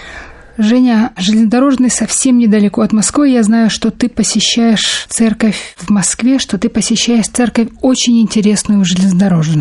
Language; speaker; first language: Russian; native; Russian